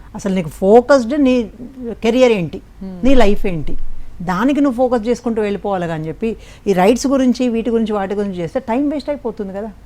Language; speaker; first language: Telugu; native; Telugu